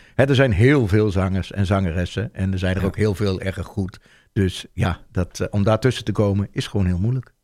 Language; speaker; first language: Dutch; native; Dutch